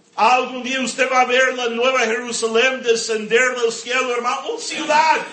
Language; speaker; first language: Spanish; non-native, fluent; English